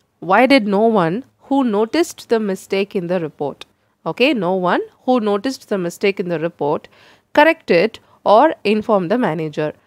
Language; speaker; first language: English; non-native, local second language; Tamil